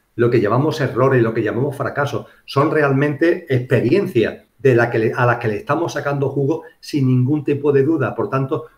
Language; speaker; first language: Spanish; native; Spanish